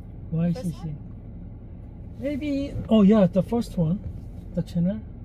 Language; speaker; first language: English; non-native, learner; Korean